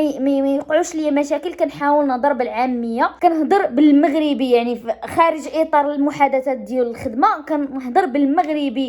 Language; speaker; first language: Arabic; native; Arabic